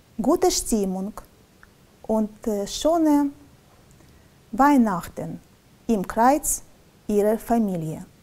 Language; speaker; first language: German; non-native, learner; Russian